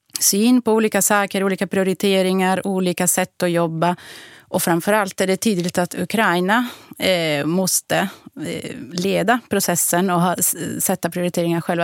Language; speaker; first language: Swedish; non-native, fluent; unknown